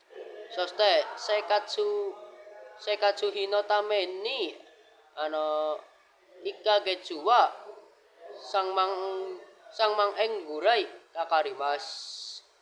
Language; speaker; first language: Japanese; non-native, learner; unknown